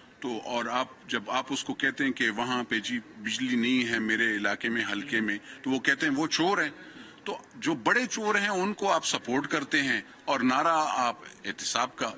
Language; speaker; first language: Urdu; non-native, local second language; Pashto